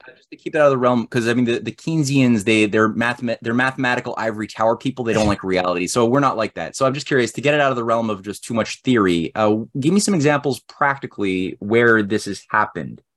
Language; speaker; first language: English; native; English